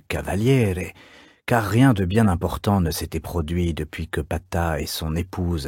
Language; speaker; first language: French; native; French